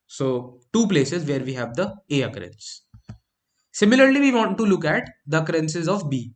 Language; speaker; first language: English; non-native, local second language; Hindi